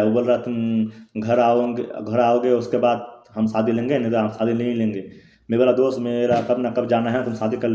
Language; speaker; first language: Hindi; non-native, local second language; Bangla